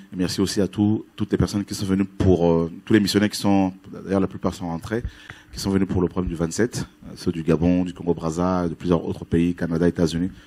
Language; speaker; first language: French; native; French